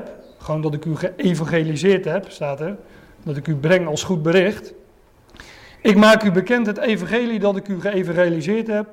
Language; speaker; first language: Dutch; native; Dutch